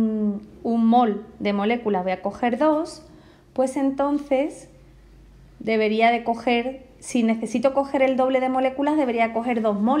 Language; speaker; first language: Spanish; native; Spanish